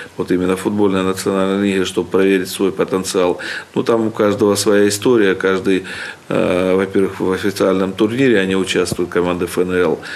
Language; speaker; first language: Russian; native; Russian